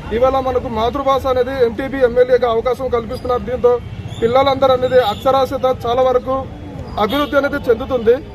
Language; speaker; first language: Telugu; non-native, local second language; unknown